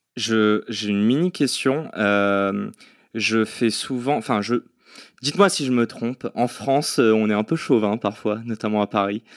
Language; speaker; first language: French; native; French